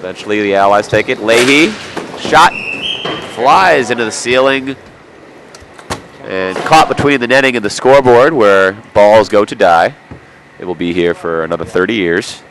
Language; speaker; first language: English; native; English